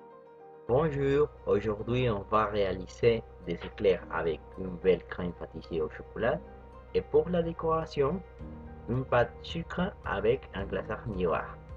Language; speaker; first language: French; non-native, fluent; Spanish